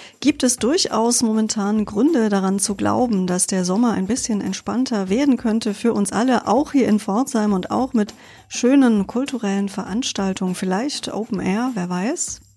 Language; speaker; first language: German; native; German